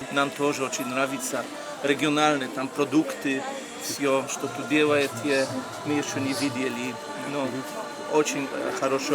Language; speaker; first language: Russian; non-native, learner; Polish